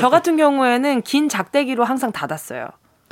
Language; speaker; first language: Korean; native; Korean